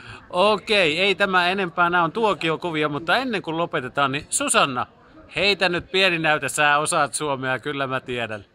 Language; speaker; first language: Finnish; native; Finnish